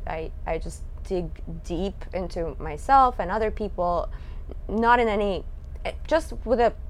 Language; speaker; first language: English; non-native, fluent; Russian